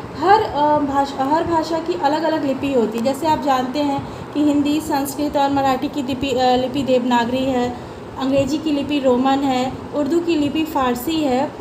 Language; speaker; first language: Hindi; native; Hindi